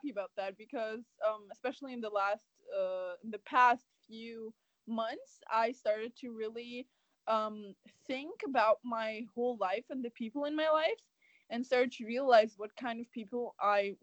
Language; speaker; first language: English; non-native, fluent; German